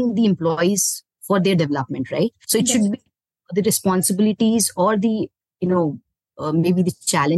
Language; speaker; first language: English; non-native, local second language; Hindi